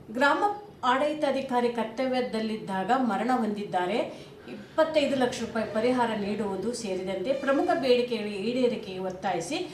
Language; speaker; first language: Kannada; native; Kannada